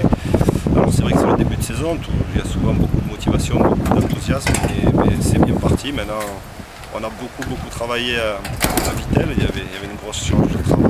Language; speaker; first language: French; native; French